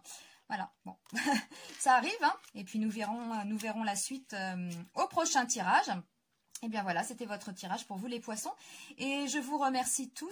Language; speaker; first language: French; native; French